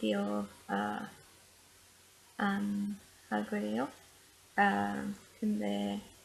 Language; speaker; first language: Korean; non-native, learner; English